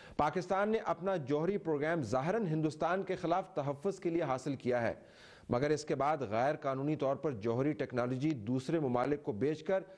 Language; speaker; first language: Urdu; native; Urdu